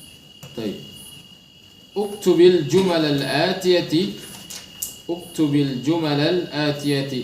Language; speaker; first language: Arabic; non-native, fluent; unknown